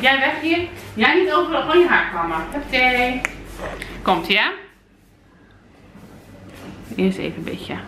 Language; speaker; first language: Dutch; native; Dutch